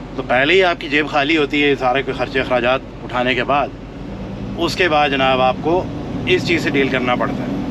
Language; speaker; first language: Urdu; non-native, local second language; Punjabi